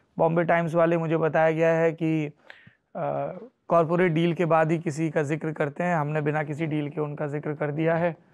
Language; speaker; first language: Hindi; native; Hindi